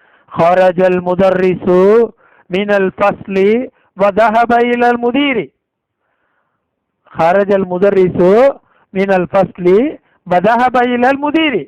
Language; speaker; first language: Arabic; non-native, fluent; Tamil